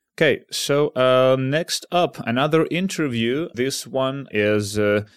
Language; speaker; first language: English; non-native, fluent; Ukrainian